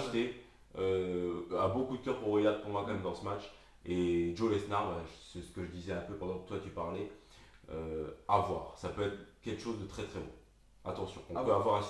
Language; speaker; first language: French; native; French